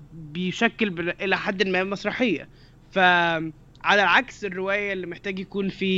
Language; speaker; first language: Arabic; native; Arabic